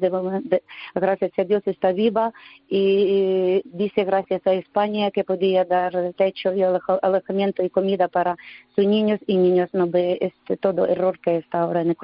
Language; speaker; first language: Spanish; non-native, learner; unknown